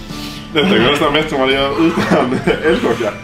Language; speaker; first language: Swedish; native; Swedish